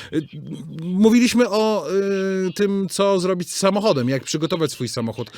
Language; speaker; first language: Polish; native; Polish